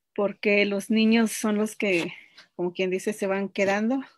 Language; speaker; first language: Spanish; non-native, local second language; Nahuatl languages